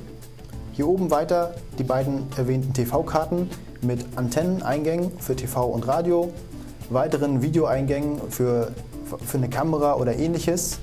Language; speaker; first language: German; native; German